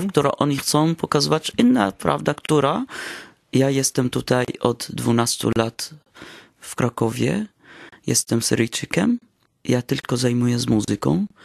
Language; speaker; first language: Polish; non-native, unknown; Arabic